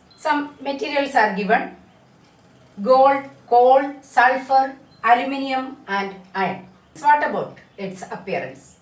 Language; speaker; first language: English; non-native, local second language; Malayalam